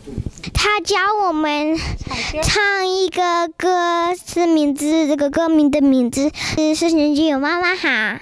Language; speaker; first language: Chinese; early bilingual, heritage; Chinese